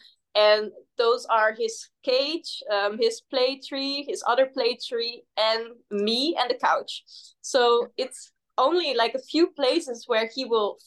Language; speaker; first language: English; non-native, fluent; Dutch